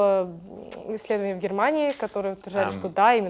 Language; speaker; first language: Russian; native; Russian